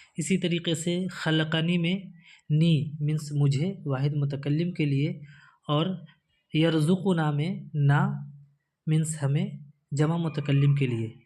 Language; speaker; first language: Urdu; native; Urdu